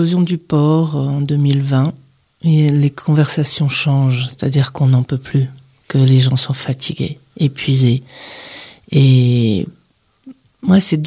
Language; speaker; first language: French; non-native, local second language; Arabic